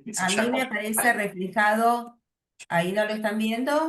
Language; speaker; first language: Spanish; native; Spanish